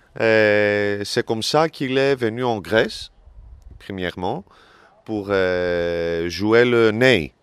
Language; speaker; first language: French; non-native, learner; Greek